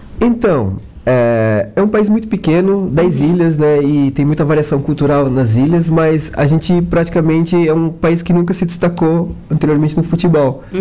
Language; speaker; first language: Portuguese; non-native, local second language; Kabuverdianu